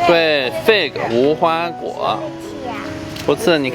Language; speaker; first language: Chinese; native; Chinese